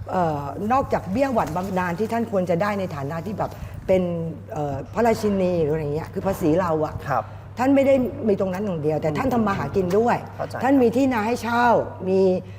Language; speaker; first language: Thai; native; Thai